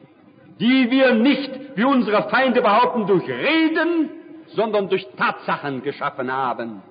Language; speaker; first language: German; native; German